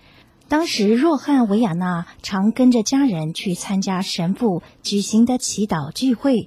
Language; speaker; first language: Chinese; native; Chinese